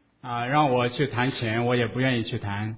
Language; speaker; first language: Chinese; native; Chinese